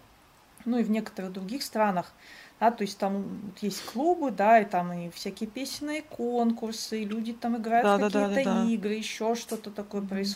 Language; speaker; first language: Russian; native; Russian